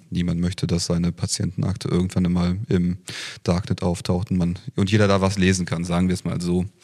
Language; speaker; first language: German; native; German